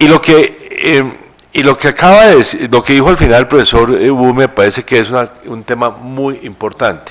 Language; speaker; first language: Spanish; native; Spanish